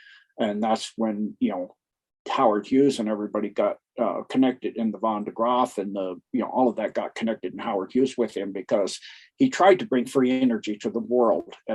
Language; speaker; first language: English; native; English